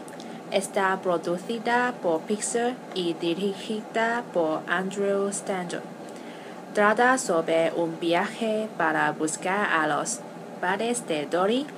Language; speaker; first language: Spanish; non-native, learner; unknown